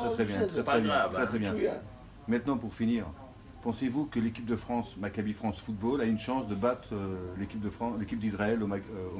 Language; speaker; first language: French; native; French